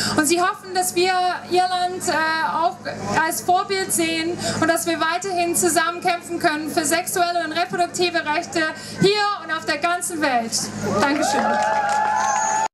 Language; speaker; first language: German; native; German